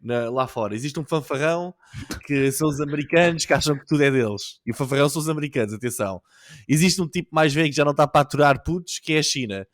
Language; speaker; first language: Portuguese; native; Portuguese